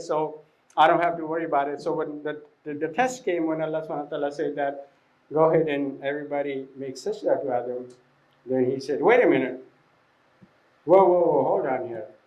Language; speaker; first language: English; non-native, fluent; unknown